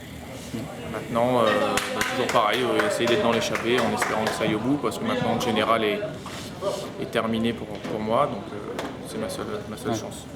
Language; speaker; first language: French; native; French